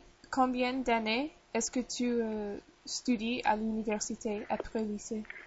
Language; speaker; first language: French; non-native, learner; English